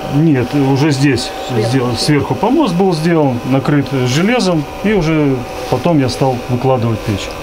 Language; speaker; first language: Russian; native; Russian